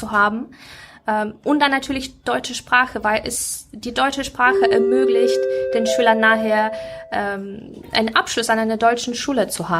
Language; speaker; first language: German; non-native, fluent; Ukrainian